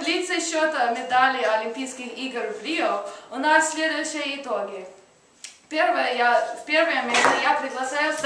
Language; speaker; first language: Russian; non-native, learner; English